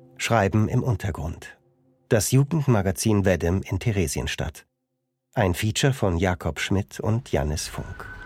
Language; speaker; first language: German; native; German